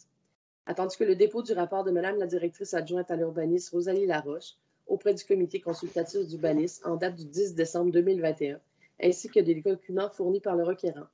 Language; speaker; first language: French; native; French